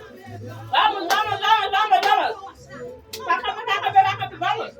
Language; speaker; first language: Portuguese; non-native, learner; Haitian Creole